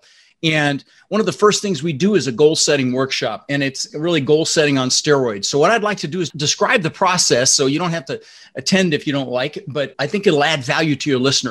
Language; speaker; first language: English; early bilingual, other home language; Dutch